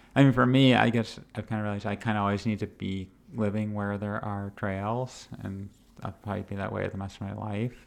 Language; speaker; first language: English; native; English